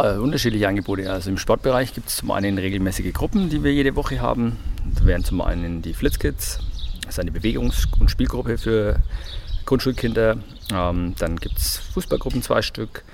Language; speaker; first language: German; native; German